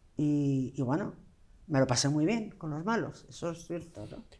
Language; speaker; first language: Spanish; native; Spanish